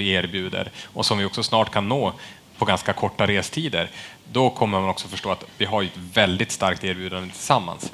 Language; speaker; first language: Swedish; native; Swedish